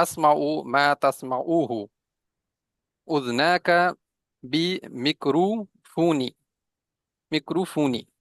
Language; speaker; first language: Arabic; non-native, learner; Hindi